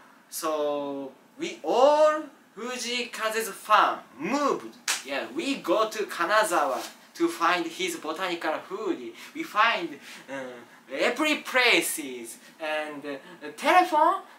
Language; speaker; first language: English; non-native, learner; Japanese